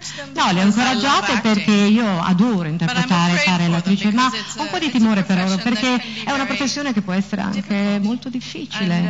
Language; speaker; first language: Italian; native; Italian